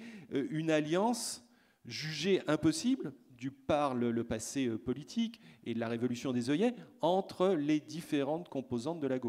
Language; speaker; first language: French; native; French